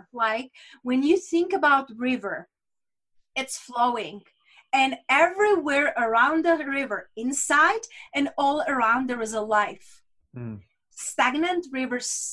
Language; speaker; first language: English; non-native, fluent; Czech